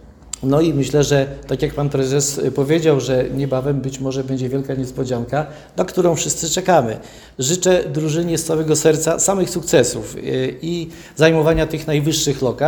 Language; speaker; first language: Polish; native; Polish